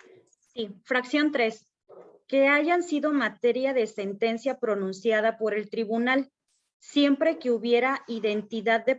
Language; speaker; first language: Spanish; native; Spanish